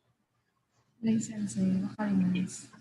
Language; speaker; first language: Japanese; non-native, learner; Filipino